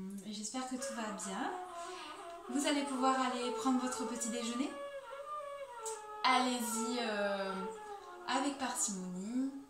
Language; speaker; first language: French; native; French